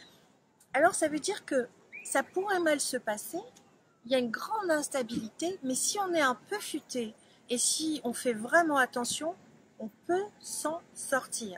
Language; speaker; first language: French; native; French